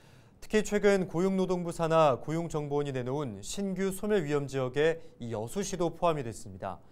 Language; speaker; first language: Korean; native; Korean